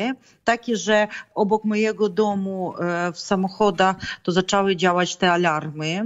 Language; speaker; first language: Polish; non-native, fluent; Ukrainian